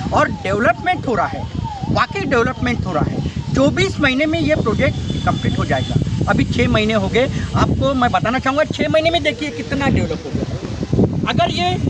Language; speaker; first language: Hindi; non-native, local second language; Marathi